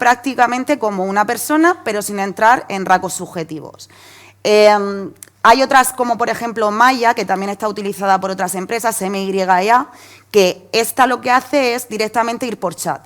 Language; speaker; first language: Spanish; native; Spanish